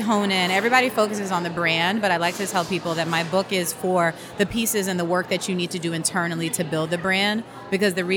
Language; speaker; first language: English; native; English